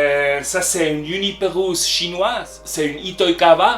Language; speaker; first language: French; non-native, learner; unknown